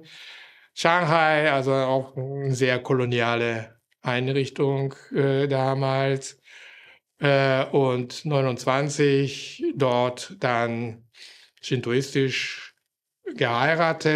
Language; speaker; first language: German; non-native, fluent; Japanese